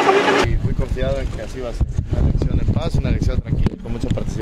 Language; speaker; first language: Spanish; native; Spanish